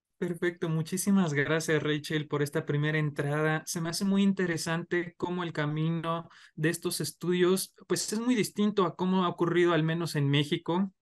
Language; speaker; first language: Spanish; native; Spanish